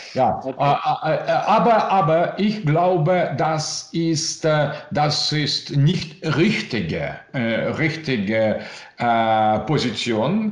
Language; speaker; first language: German; non-native, learner; Russian